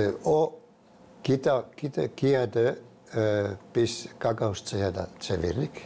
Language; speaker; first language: Turkish; non-native, fluent; Finnish